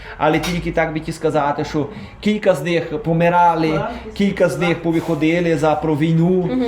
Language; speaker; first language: Ukrainian; early bilingual, heritage; Ukrainian